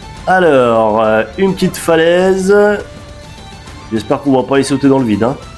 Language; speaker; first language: French; native; French